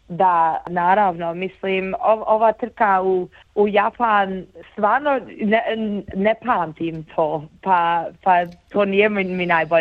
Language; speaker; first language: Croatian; early bilingual, heritage; Bosnian